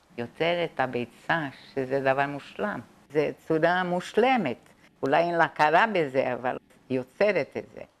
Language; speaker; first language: Hebrew; non-native, fluent; Portuguese